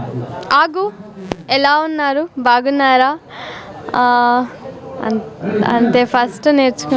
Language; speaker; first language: Telugu; non-native, learner; Kannada